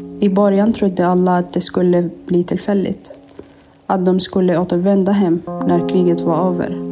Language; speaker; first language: Swedish; non-native, fluent; Arabic